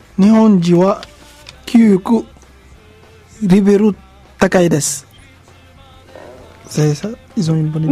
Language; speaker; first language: Japanese; non-native, learner; Wolof